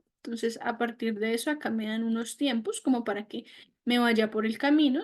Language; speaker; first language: Spanish; native; Spanish